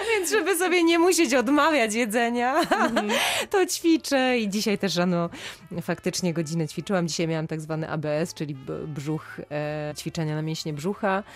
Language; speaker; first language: Polish; native; Polish